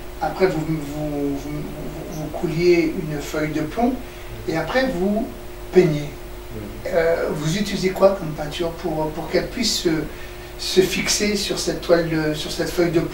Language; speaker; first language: French; native; French